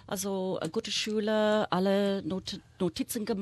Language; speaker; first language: German; non-native, fluent; English